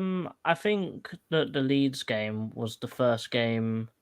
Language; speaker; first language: English; native; English